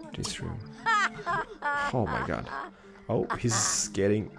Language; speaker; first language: English; non-native, fluent; Polish